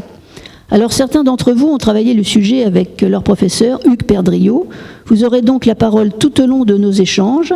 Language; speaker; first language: French; native; French